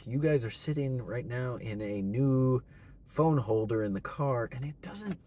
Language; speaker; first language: English; native; English